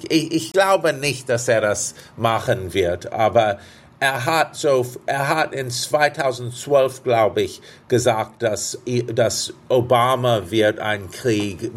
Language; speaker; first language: German; non-native, fluent; English